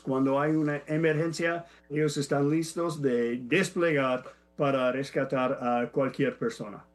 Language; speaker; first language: Spanish; non-native, fluent; English